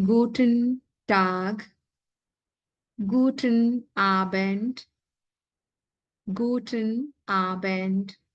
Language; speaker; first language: German; non-native, fluent; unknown